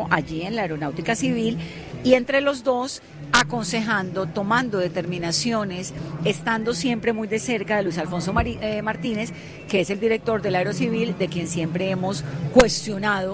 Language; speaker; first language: Spanish; native; Spanish